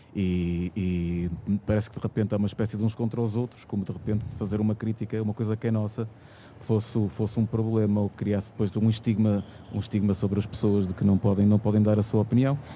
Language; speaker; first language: Portuguese; native; Portuguese